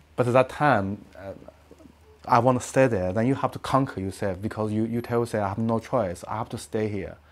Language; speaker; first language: English; non-native, learner; Chinese